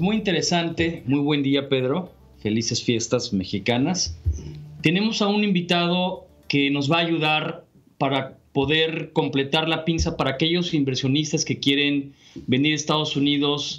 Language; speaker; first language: Spanish; native; Spanish